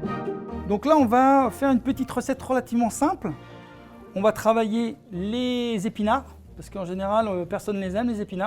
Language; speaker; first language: French; native; French